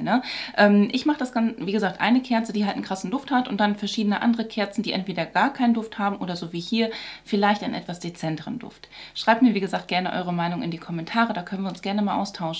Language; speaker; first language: German; native; German